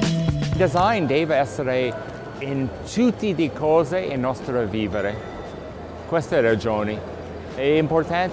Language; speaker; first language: Italian; non-native, learner; English